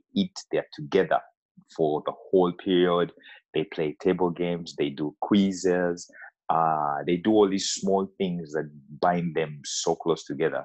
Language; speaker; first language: English; non-native, local second language; Ganda